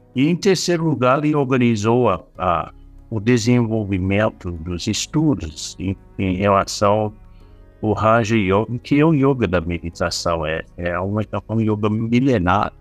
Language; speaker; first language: Portuguese; non-native, fluent; English